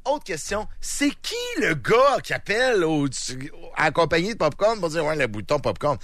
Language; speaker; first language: French; native; French